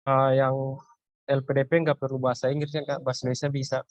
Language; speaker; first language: Indonesian; native; Indonesian